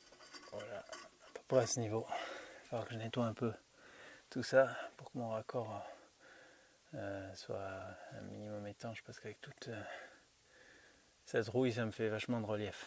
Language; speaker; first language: French; native; French